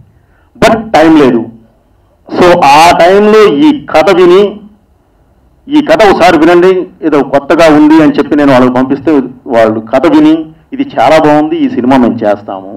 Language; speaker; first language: Telugu; native; Telugu